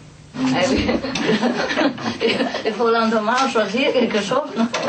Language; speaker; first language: French; non-native, learner; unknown